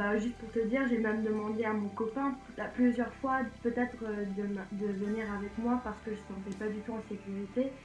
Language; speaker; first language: French; non-native, fluent; English